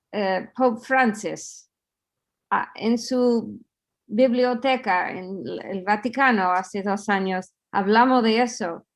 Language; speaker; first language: Spanish; non-native, fluent; English